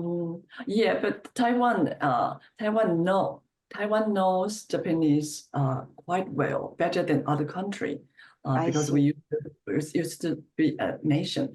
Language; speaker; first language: English; non-native, fluent; Chinese